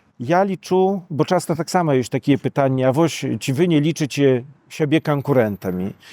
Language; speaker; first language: Belarusian; native; Belarusian